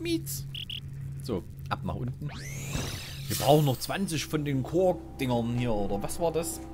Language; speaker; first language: German; native; German